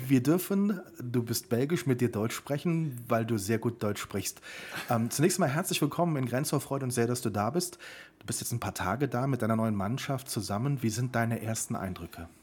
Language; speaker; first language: German; native; German